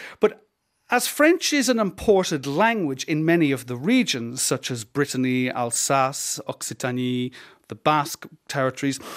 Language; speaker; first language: English; native; English